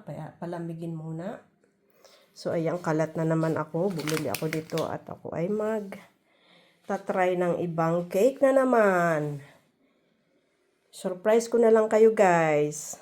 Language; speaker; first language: Filipino; native; Filipino